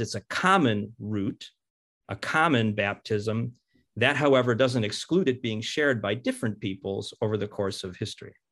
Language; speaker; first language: English; early bilingual, other home language; Ukrainian